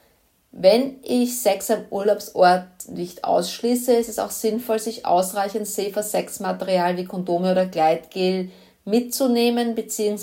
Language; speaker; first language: German; native; German